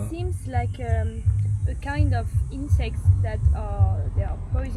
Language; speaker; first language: English; non-native, learner; French